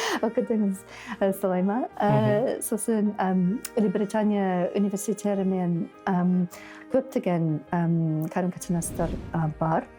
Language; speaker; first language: Kazakh; non-native, learner; English